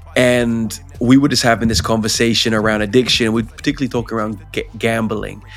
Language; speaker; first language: English; native; English